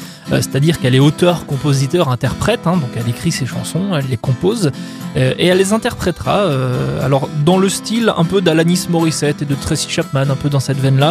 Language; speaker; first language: French; native; French